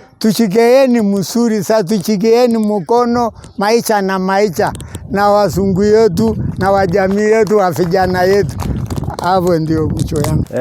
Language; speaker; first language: Swahili; non-native, local second language; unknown